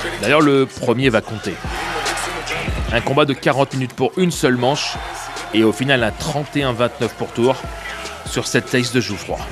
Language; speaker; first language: French; native; French